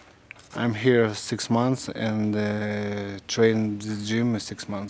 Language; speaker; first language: English; non-native, learner; Russian